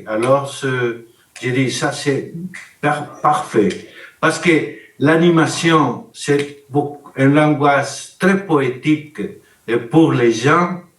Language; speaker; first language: French; non-native, learner; Spanish